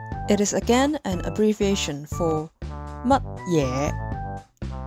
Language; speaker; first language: English; non-native, local second language; Cantonese